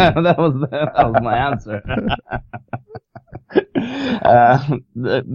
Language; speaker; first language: English; non-native, fluent; Russian